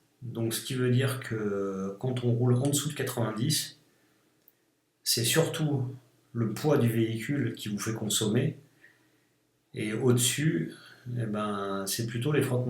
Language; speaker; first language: French; native; French